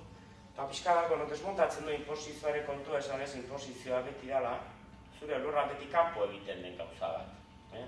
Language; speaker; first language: Basque; native; Basque